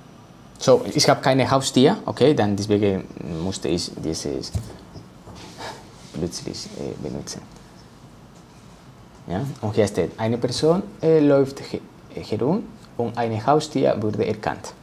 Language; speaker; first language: German; non-native, learner; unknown